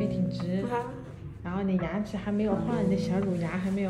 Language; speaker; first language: Chinese; native; Chinese